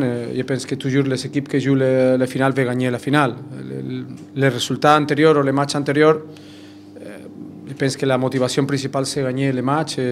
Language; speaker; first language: French; non-native, fluent; Spanish